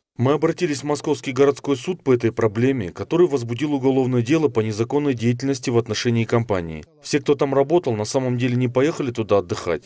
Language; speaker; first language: Russian; non-native, local second language; Kyrgyz